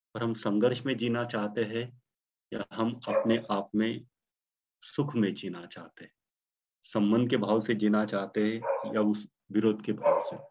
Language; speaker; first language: Hindi; non-native, local second language; Marathi